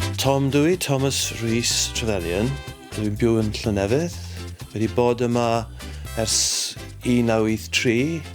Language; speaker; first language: Welsh; non-native, learner; English